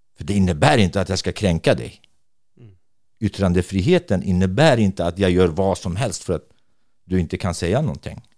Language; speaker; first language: Swedish; non-native, fluent; Kurdish